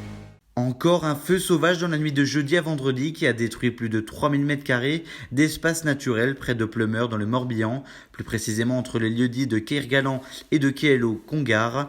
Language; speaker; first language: French; native; French